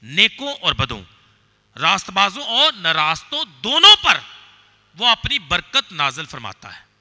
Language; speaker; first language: Urdu; non-native, local second language; Punjabi